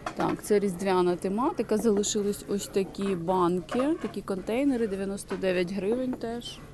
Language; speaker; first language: Ukrainian; non-native, local second language; Russian